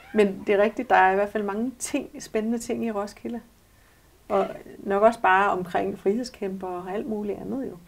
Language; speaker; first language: Danish; native; Danish